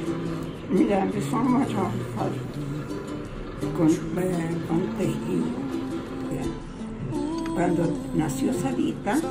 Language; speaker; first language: Spanish; early bilingual, other home language; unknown